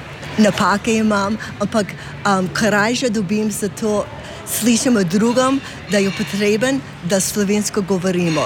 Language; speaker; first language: Slovenian; early bilingual, heritage; English